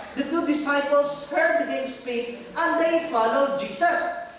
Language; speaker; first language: English; non-native, local second language; Filipino